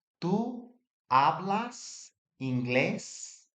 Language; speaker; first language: Spanish; non-native, fluent; English